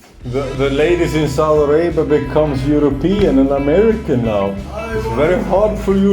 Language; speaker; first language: English; non-native, fluent; Swedish